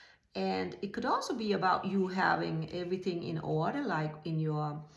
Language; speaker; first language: English; non-native, fluent; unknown